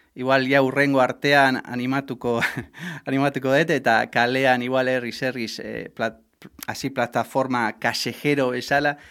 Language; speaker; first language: Basque; non-native, local second language; Spanish